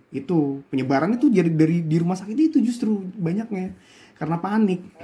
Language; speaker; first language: Indonesian; native; Indonesian